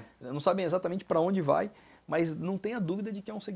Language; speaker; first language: Portuguese; native; Portuguese